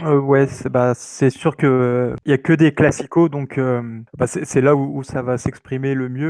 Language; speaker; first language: French; native; French